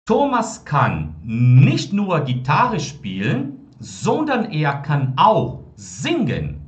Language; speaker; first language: German; non-native, fluent; Portuguese